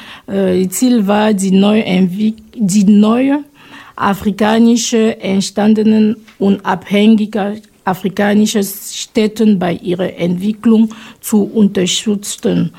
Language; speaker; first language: German; non-native, fluent; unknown